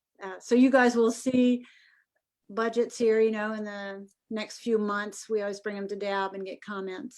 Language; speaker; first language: English; native; English